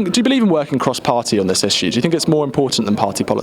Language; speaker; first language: English; native; English